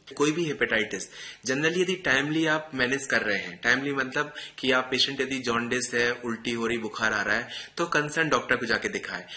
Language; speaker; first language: Hindi; native; Hindi